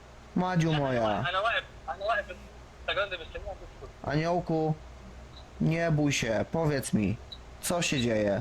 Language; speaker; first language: Polish; native; Polish